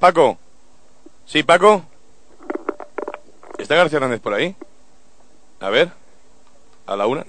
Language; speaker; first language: Spanish; native; Spanish